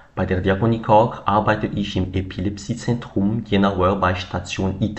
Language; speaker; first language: German; non-native, learner; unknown